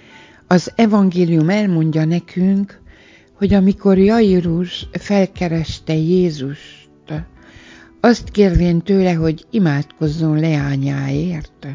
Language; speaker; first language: Hungarian; native; Hungarian